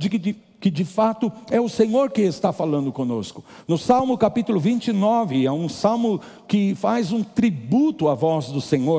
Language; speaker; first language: Portuguese; native; Portuguese